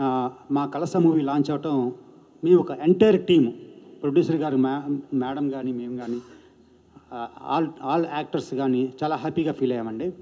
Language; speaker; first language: Telugu; native; Telugu